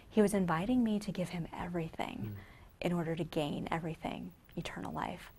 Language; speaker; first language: English; native; English